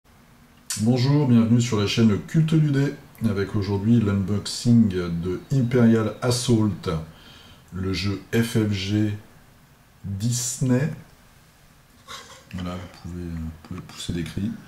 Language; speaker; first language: French; native; French